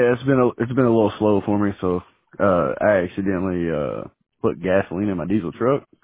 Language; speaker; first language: English; native; English